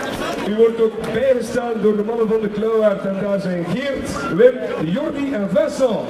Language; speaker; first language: Dutch; native; Dutch